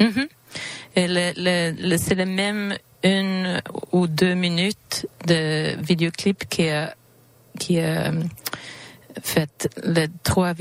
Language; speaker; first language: French; non-native, learner; Swedish